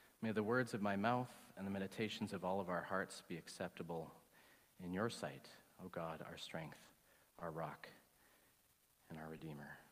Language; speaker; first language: English; native; English